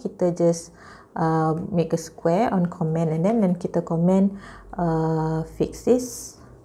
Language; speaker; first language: English; non-native, local second language; Malay